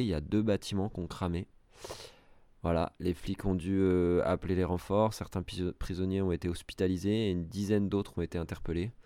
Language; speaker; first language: French; native; French